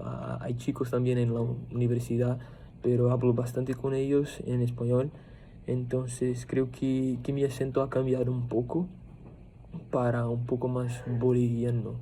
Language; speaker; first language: Spanish; non-native, fluent; Portuguese